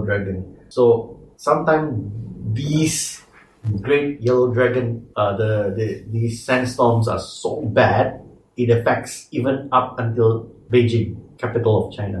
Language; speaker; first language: English; non-native, local second language; Malay